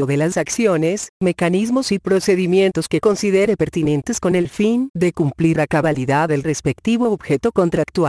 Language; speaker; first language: Spanish; native; Spanish